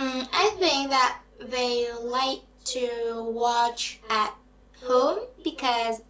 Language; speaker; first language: English; non-native, learner; Vietnamese